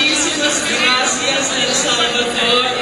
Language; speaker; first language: Spanish; non-native, learner; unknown